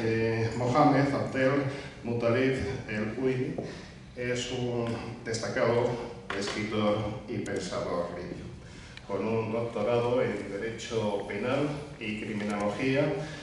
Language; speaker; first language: Spanish; native; Spanish